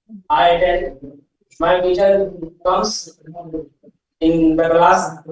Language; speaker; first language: English; non-native, learner; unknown